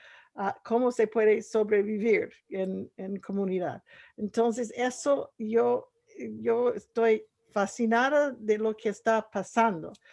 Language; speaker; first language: Spanish; non-native, fluent; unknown